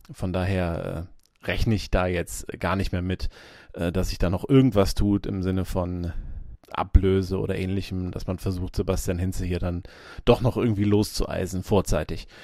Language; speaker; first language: German; native; German